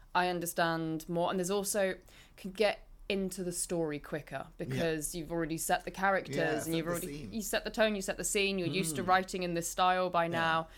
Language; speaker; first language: English; native; English